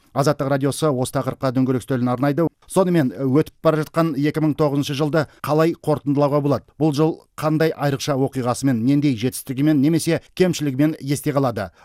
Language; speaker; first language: Kazakh; native; Kazakh